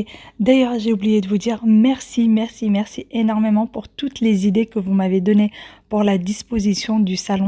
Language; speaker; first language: French; native; French